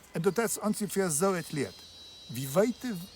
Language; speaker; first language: German; non-native, learner; Plautdietsch